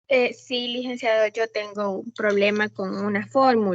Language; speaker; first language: Spanish; native; Spanish